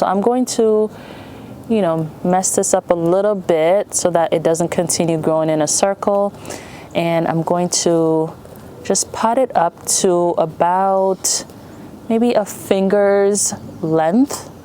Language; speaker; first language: English; native; English